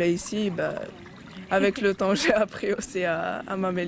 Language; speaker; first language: French; non-native, learner; Japanese